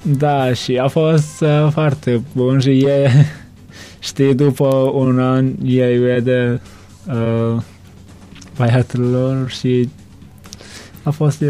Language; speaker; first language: Romanian; non-native, learner; Turkmen